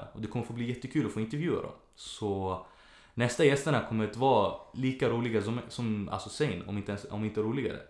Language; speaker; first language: Swedish; early bilingual, other home language; Arabic